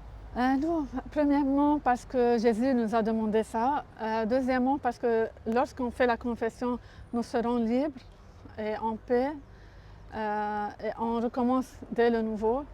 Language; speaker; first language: French; non-native, local second language; Arabic